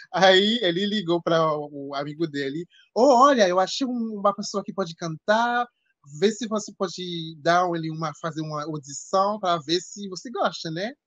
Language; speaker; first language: Portuguese; non-native, fluent; French